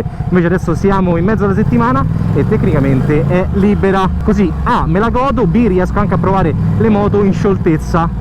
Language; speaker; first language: Italian; native; Italian